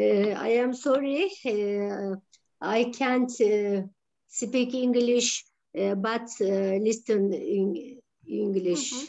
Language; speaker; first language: English; non-native, learner; Turkish